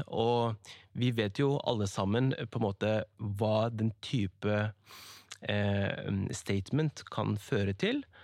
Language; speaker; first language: Norwegian; early bilingual, other home language; Kurdish